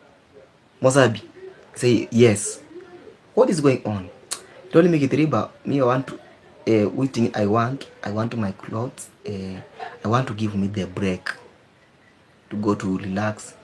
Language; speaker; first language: English; non-native, learner; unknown